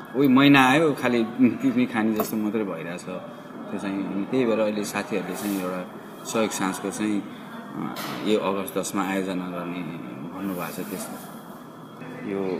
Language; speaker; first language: Nepali; native; Nepali